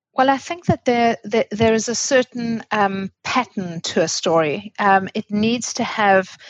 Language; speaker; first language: English; native; English